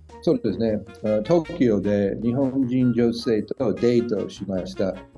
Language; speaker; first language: Japanese; non-native, learner; English